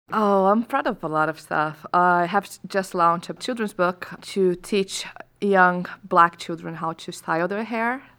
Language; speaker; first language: English; non-native, fluent; Portuguese